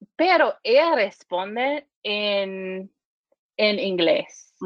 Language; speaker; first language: Spanish; non-native, learner; English